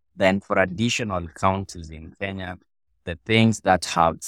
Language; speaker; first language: English; non-native, local second language; Luo (Kenya and Tanzania)